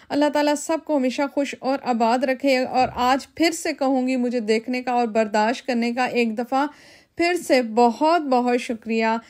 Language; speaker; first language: Urdu; native; Urdu